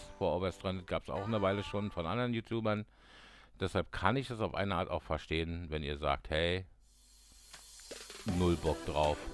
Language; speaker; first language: German; native; German